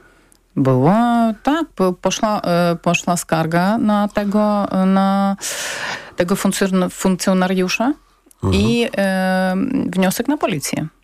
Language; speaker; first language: Polish; non-native, learner; Ukrainian